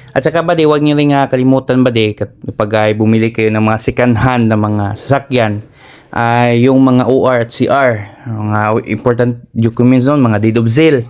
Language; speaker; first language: Filipino; non-native, local second language; Cebuano